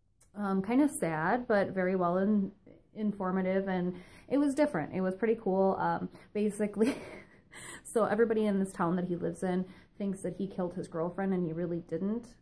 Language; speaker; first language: English; native; English